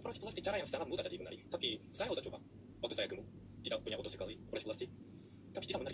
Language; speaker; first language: Indonesian; non-native, learner; Korean